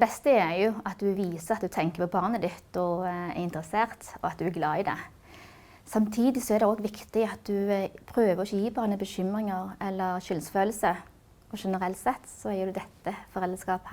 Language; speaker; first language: Norwegian; native; Norwegian